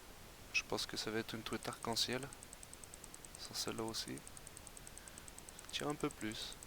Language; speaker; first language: French; native; French